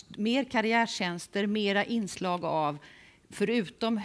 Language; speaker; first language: Swedish; native; Swedish